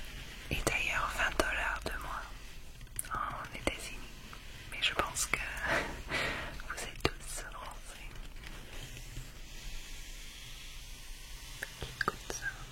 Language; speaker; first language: French; non-native, fluent; English